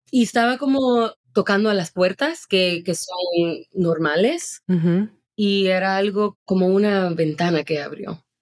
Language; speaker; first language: Spanish; early bilingual, heritage; Spanish